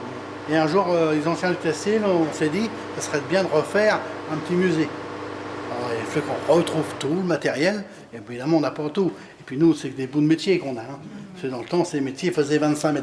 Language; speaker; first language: French; native; French